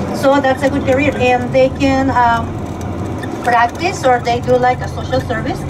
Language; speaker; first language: English; non-native, fluent; Spanish